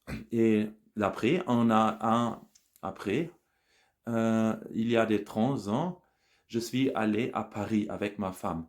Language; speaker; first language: French; non-native, learner; German